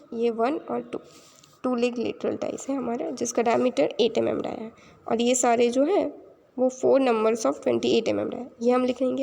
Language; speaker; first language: Hindi; native; Hindi